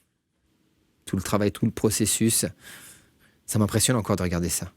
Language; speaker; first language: French; native; French